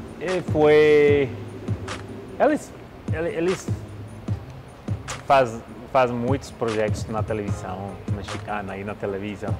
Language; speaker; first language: Portuguese; non-native, learner; Spanish